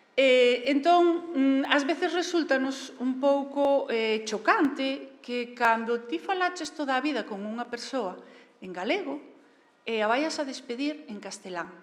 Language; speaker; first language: Galician; native; Galician